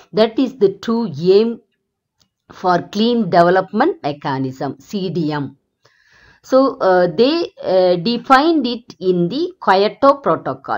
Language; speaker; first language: English; non-native, local second language; Tamil